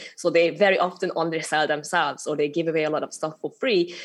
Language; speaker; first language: English; non-native, fluent; Hungarian